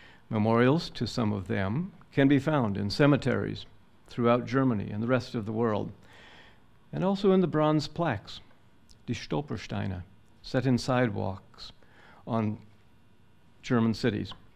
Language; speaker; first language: English; native; English